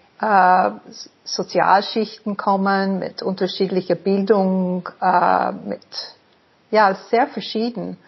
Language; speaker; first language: German; non-native, fluent; English